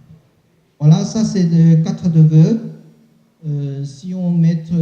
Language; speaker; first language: French; non-native, learner; Chinese